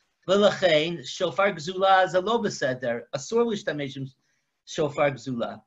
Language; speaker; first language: Hebrew; non-native, fluent; English